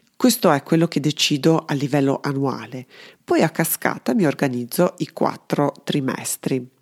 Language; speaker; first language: Italian; non-native, fluent; Serbian